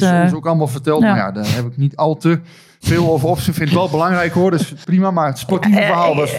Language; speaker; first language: Dutch; native; Dutch